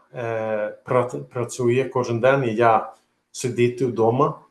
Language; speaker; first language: Ukrainian; non-native, learner; Swedish